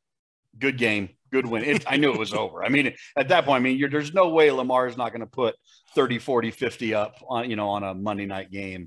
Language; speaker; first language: English; native; English